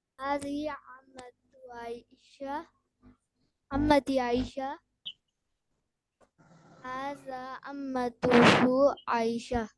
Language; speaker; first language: Arabic; non-native, learner; Urdu